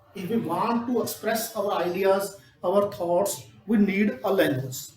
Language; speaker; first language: English; non-native, local second language; Punjabi